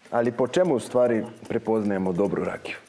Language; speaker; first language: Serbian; non-native, fluent; Portuguese